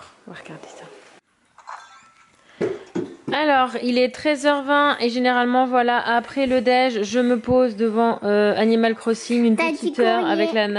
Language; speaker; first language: French; native; French